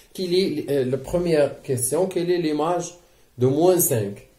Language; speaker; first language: French; non-native, local second language; Arabic